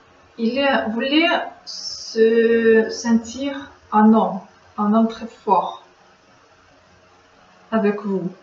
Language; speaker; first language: French; non-native, learner; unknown